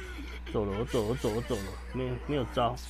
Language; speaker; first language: Chinese; native; Chinese